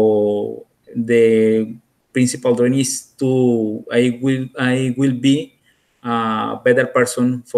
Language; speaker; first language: English; non-native, learner; Spanish